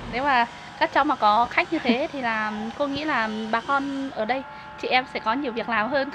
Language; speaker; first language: Vietnamese; non-native, local second language; Hmong